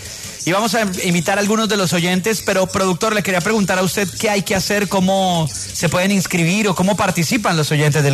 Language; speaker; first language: Spanish; native; Spanish